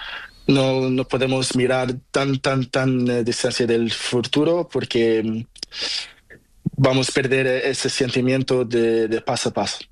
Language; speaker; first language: Spanish; non-native, learner; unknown